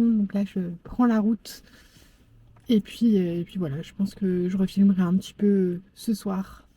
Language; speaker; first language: French; native; French